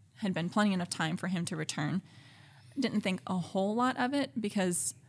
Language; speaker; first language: English; native; English